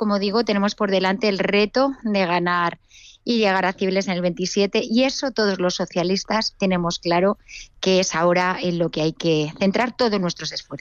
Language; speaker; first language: Spanish; native; Spanish